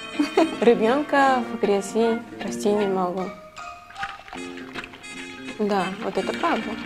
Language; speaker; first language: Russian; non-native, learner; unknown